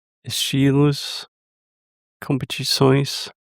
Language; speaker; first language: Portuguese; non-native, fluent; English